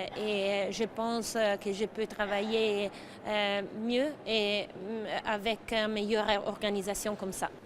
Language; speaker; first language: French; non-native, fluent; Italian